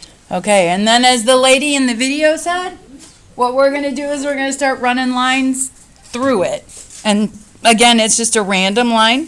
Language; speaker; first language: English; native; English